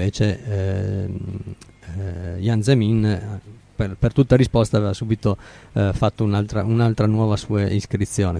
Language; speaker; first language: Italian; native; Italian